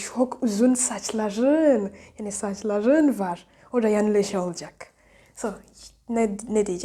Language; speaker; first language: Turkish; non-native, fluent; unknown